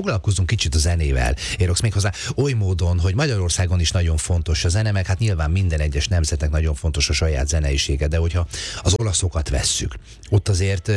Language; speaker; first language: Hungarian; native; Hungarian